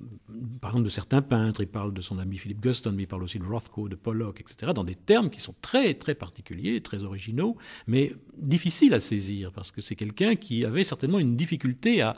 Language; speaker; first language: French; native; French